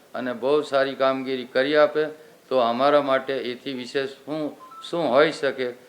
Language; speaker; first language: Gujarati; non-native, local second language; Rathawi